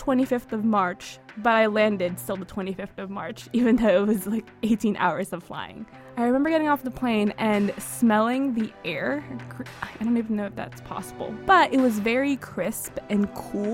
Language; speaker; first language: English; early bilingual, other home language; Hiligaynon